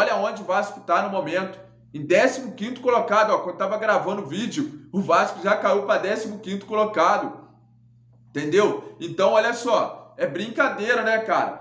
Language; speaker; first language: Portuguese; native; Portuguese